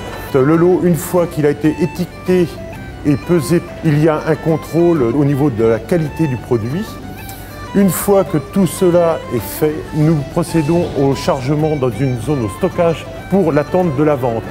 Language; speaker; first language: French; native; French